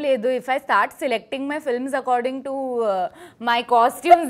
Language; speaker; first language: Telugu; non-native, fluent; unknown